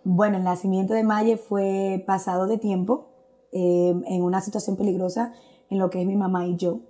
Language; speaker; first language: Spanish; native; Spanish